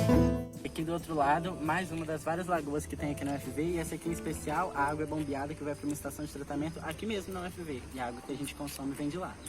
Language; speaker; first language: Portuguese; native; Portuguese